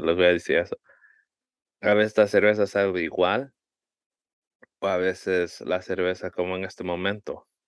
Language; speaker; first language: Spanish; early bilingual, heritage; Spanish